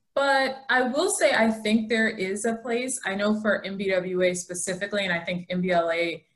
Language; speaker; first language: English; native; English